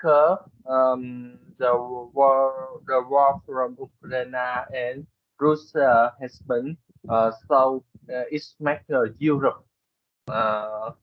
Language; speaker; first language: English; non-native, learner; Vietnamese